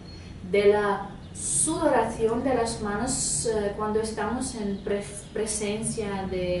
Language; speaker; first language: Spanish; non-native, fluent; Russian